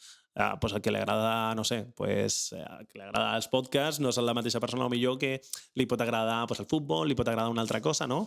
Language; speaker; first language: Catalan; native; Catalan